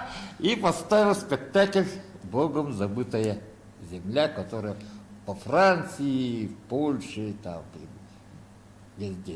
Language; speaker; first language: Russian; non-native, local second language; Yakut